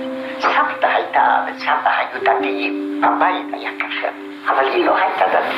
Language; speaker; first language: Hebrew; non-native, fluent; Polish